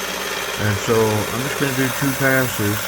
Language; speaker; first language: English; native; English